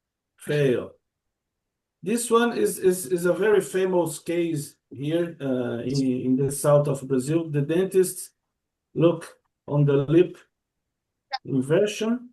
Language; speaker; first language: English; non-native, learner; Portuguese